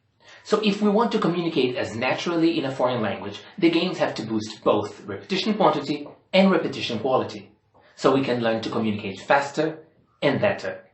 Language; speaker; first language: English; non-native, fluent; Portuguese